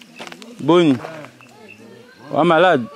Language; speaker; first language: French; non-native, local second language; Lingala